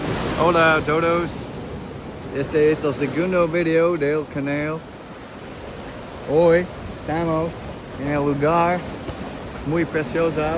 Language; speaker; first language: Spanish; non-native, learner; English